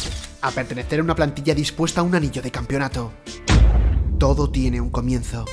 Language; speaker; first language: Spanish; native; Spanish